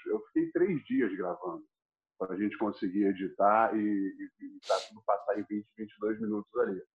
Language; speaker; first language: Portuguese; non-native, fluent; English